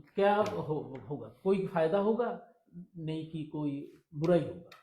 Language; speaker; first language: Hindi; non-native, local second language; Bangla